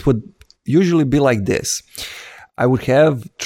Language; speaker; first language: English; non-native, fluent; Croatian